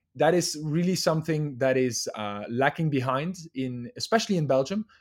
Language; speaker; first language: English; non-native, fluent; Dutch